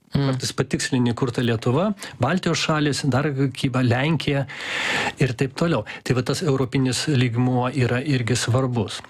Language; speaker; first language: Lithuanian; non-native, local second language; Russian